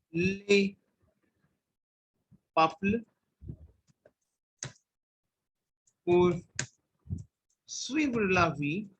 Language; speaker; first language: French; non-native, learner; Hindi